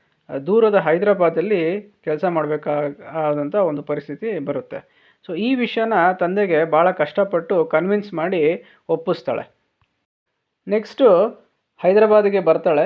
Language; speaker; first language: Kannada; native; Kannada